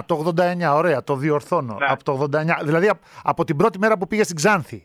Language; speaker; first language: Greek; native; Greek